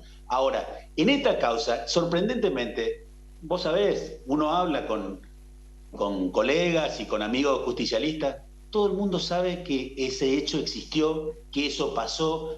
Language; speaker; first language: Spanish; native; Spanish